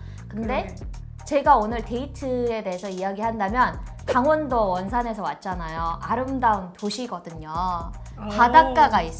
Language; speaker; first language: Korean; native; Korean